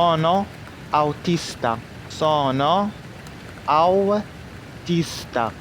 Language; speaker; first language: Italian; non-native, fluent; Arabic